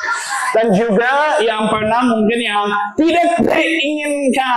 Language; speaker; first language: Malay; non-native, learner; English